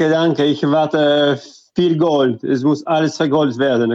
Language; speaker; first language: German; non-native, fluent; Russian